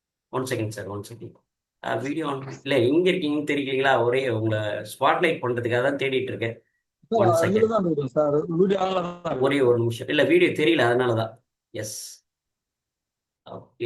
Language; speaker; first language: Tamil; native; Tamil